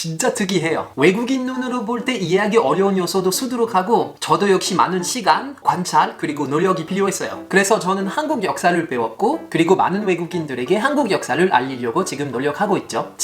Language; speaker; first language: Korean; non-native, fluent; French